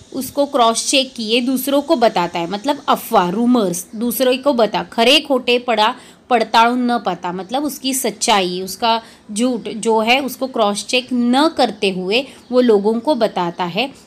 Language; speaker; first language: Hindi; non-native, local second language; Marathi